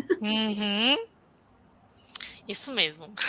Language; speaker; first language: Portuguese; non-native, fluent; Chinese